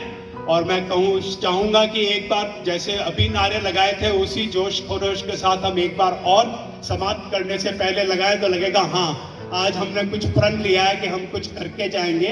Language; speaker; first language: Hindi; native; Hindi